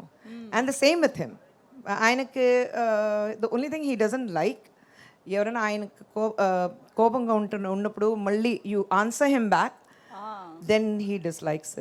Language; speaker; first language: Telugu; non-native, fluent; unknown